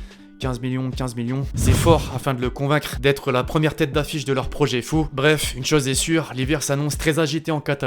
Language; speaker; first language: French; native; French